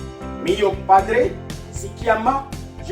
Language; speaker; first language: Italian; non-native, learner; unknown